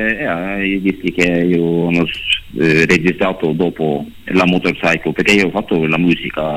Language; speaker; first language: Italian; non-native, learner; Norwegian